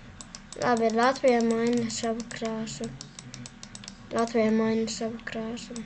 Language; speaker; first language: Latvian; non-native, local second language; Russian